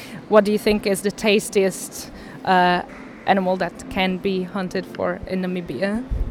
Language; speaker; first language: English; non-native, fluent; Hungarian